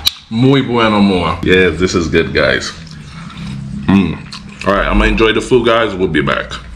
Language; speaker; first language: English; native; English